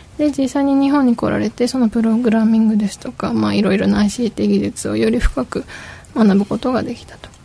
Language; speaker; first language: Japanese; native; Japanese